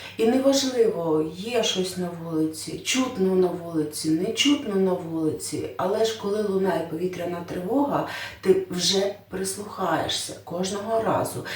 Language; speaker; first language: Ukrainian; non-native, local second language; Russian